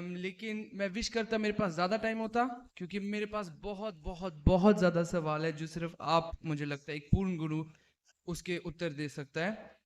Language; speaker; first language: Hindi; early bilingual, heritage; Hindi